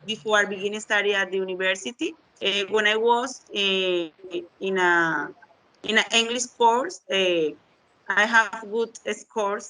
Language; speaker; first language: English; non-native, learner; Spanish